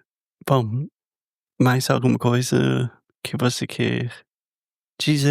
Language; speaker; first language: Portuguese; non-native, fluent; English